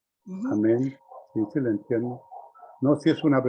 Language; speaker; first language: Spanish; native; Spanish